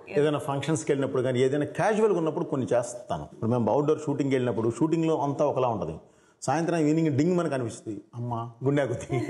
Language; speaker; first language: Telugu; native; Telugu